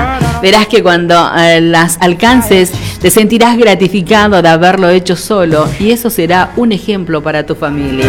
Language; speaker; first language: Spanish; native; Spanish